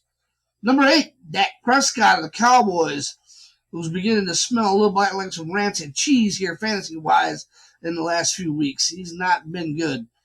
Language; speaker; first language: English; native; English